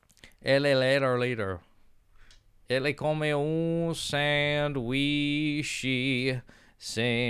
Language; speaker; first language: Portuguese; non-native, learner; English